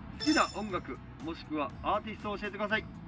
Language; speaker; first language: Japanese; native; Japanese